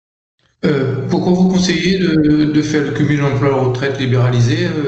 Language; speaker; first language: French; native; French